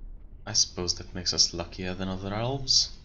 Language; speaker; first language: English; non-native, fluent; German